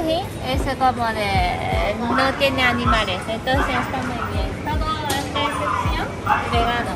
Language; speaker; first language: Spanish; non-native, learner; Japanese